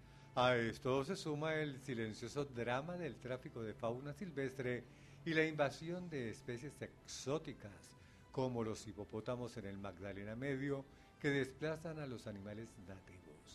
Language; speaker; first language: Spanish; native; Spanish